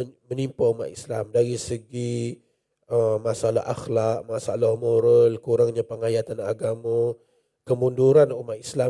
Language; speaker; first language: Malay; native; Malay